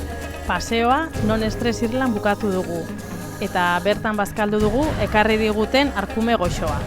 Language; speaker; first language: Basque; native; Basque